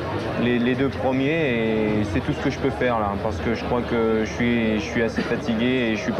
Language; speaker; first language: French; native; French